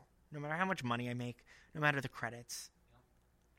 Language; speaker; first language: English; native; English